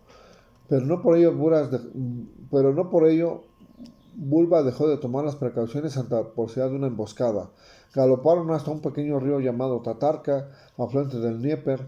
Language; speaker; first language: Spanish; native; Spanish